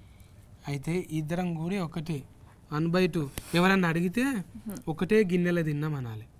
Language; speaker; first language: Telugu; native; Telugu